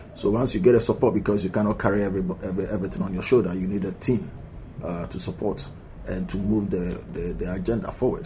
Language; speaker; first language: English; non-native, local second language; Akan